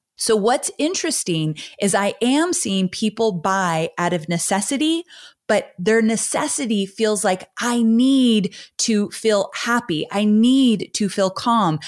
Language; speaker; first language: English; native; English